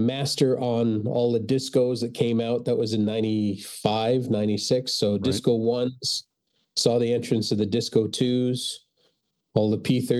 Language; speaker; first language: English; native; English